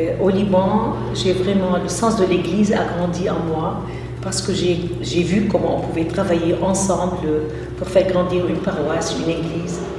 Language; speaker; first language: French; non-native, local second language; Arabic